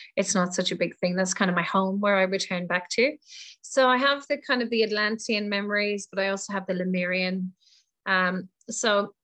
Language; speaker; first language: English; native; English